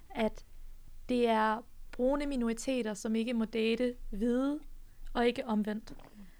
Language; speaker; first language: Danish; early bilingual, other home language; Persian